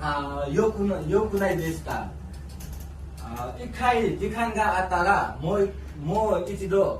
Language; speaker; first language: Japanese; non-native, learner; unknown